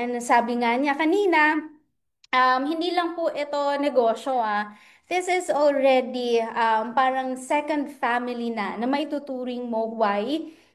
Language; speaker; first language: Filipino; non-native, local second language; Cebuano